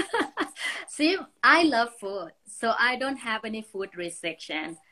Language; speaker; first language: English; non-native, fluent; Thai